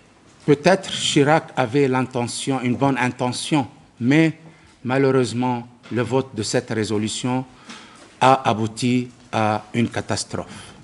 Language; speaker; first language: French; non-native, local second language; Arabic